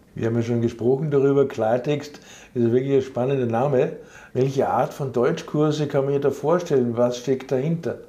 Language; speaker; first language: German; native; German